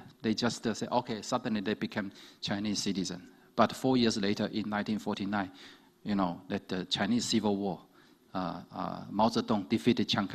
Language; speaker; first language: English; non-native, fluent; Chinese